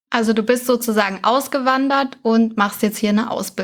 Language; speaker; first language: German; native; German